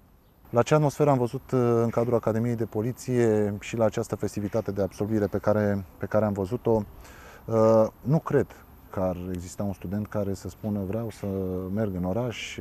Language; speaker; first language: Romanian; native; Romanian